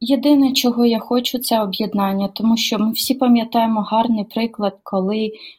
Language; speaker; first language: Ukrainian; native; Ukrainian